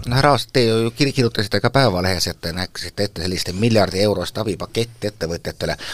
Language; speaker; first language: Estonian; native; Estonian